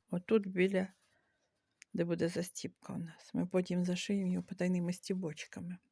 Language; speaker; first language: Ukrainian; native; Ukrainian